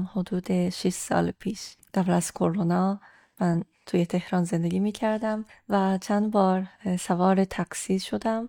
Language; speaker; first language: Persian; non-native, fluent; Japanese